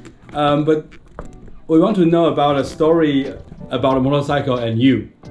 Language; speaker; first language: English; non-native, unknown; Chinese